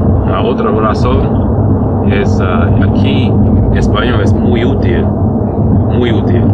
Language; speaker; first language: Spanish; non-native, learner; English